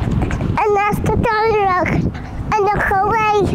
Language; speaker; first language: Arabic; early bilingual, heritage; Arabic